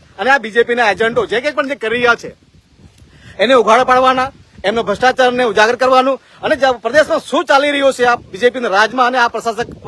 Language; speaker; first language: Gujarati; non-native, local second language; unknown